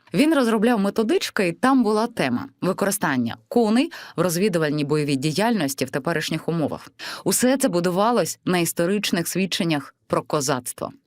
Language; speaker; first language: Ukrainian; native; Ukrainian